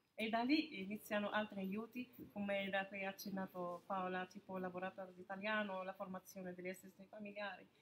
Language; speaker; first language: Italian; non-native, fluent; Arabic